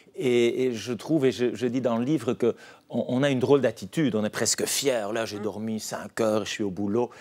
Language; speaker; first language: French; native; French